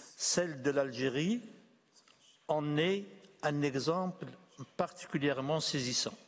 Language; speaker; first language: French; non-native, local second language; Arabic